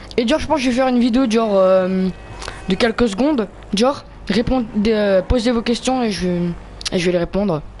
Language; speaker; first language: French; native; French